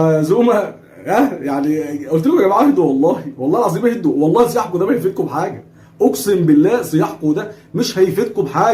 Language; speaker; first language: Arabic; native; Arabic